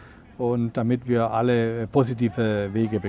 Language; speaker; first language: German; non-native, fluent; Spanish